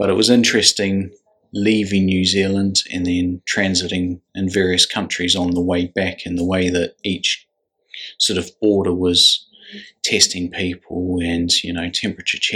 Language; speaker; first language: English; native; English